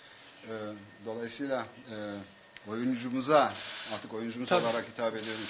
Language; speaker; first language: Turkish; native; Turkish